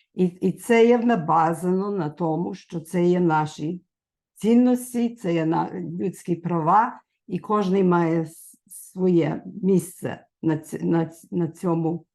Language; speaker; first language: Ukrainian; early bilingual, heritage; Ukrainian